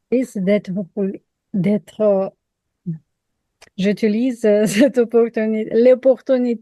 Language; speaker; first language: French; non-native, learner; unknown